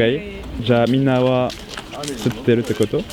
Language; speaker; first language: Japanese; non-native, learner; French